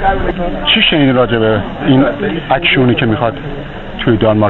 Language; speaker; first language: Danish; non-native, fluent; Persian